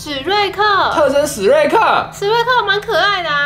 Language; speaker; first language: Chinese; native; Chinese